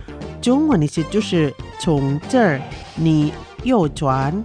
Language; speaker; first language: Chinese; non-native, fluent; Indonesian